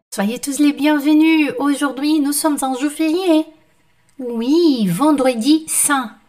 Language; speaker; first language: French; non-native, fluent; Portuguese